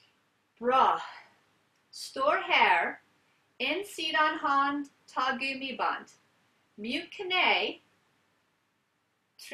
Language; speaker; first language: Swedish; non-native, learner; English